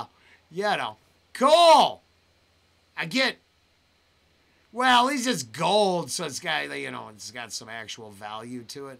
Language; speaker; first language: English; native; English